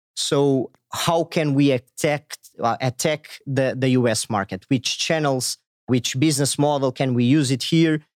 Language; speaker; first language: English; non-native, fluent; Portuguese